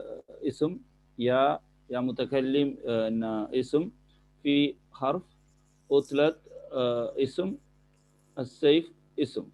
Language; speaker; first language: Arabic; non-native, learner; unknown